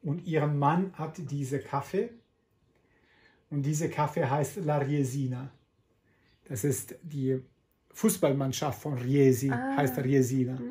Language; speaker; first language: German; non-native, fluent; Italian